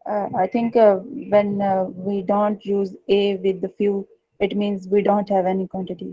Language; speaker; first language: English; non-native, learner; Urdu